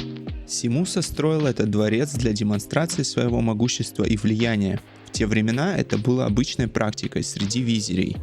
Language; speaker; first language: Russian; native; Russian